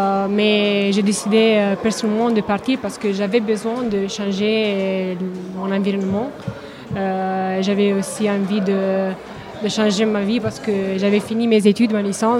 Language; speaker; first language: French; non-native, learner; Italian